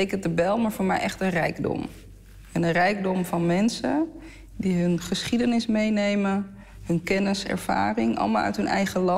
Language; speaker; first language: Dutch; native; Dutch